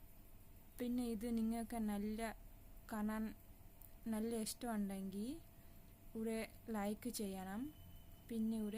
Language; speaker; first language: Malayalam; non-native, local second language; Bangla